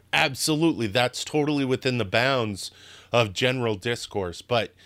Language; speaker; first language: English; native; English